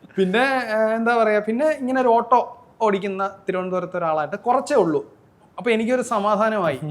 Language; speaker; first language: Malayalam; native; Malayalam